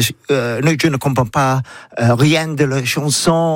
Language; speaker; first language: French; non-native, learner; English